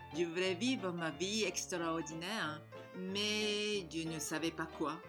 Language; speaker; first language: French; non-native, fluent; Japanese